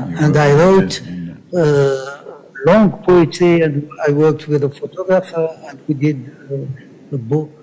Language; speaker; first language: English; non-native, learner; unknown